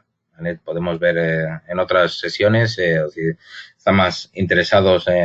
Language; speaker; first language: Spanish; native; Spanish